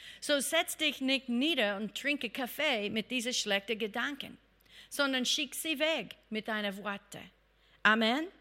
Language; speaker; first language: German; non-native, fluent; English